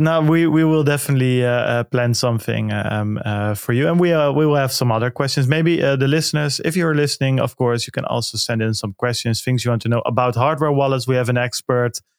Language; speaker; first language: English; non-native, fluent; Dutch